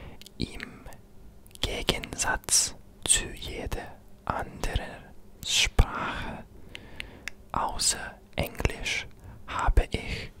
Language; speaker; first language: German; non-native, learner; English